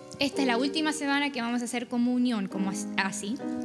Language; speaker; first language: Spanish; non-native, fluent; English